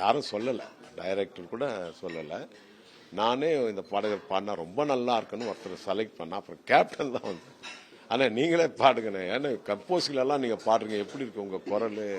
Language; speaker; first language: Tamil; native; Tamil